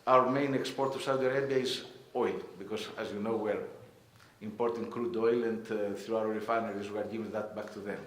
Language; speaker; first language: English; non-native, fluent; Greek